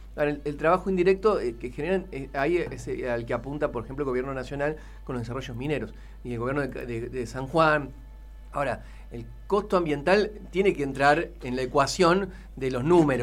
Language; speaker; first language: Spanish; native; Spanish